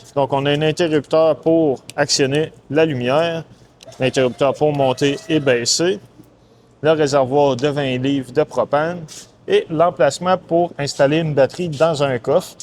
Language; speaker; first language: French; native; French